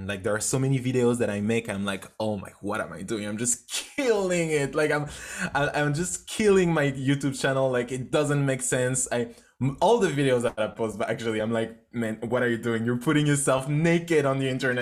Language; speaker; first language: English; non-native, fluent; French